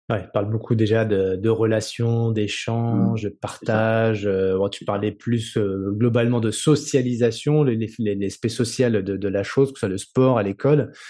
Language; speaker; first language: French; native; French